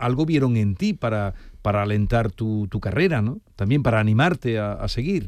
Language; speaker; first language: Spanish; native; Spanish